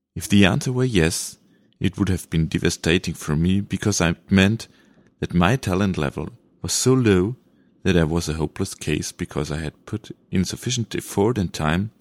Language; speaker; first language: English; non-native, fluent; German